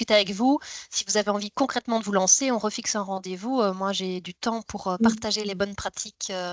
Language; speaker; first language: French; native; French